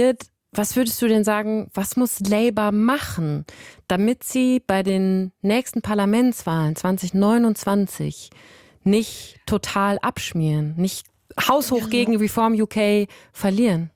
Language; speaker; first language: German; native; German